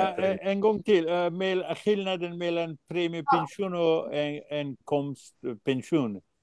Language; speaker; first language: Swedish; non-native, fluent; Persian